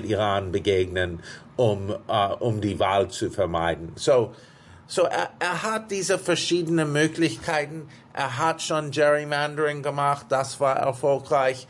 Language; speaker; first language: German; non-native, fluent; English